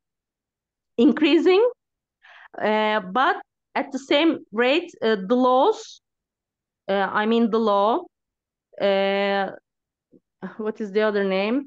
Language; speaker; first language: English; non-native, learner; Turkish